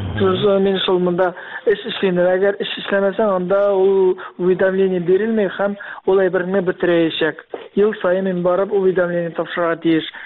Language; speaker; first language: Tatar; early bilingual, heritage; Tatar